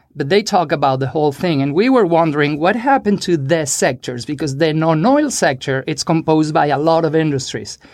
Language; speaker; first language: English; non-native, fluent; Spanish